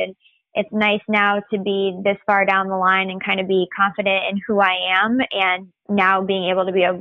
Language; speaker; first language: English; native; English